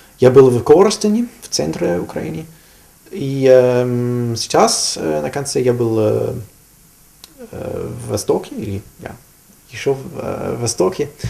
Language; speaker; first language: Russian; non-native, learner; German